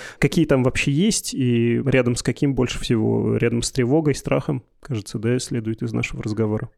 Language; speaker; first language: Russian; native; Russian